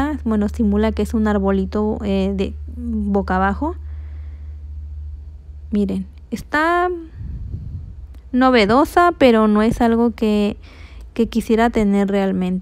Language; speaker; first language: Spanish; native; Spanish